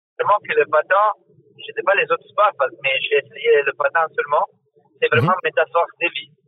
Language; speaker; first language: French; non-native, fluent; Italian